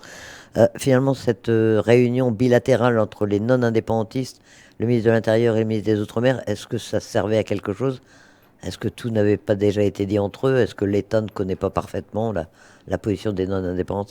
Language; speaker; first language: French; native; French